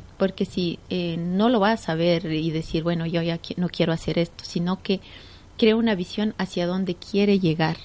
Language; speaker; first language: Spanish; native; Spanish